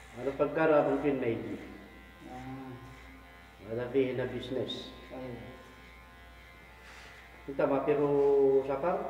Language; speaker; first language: Arabic; non-native, learner; Filipino